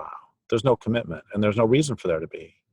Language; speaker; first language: English; native; English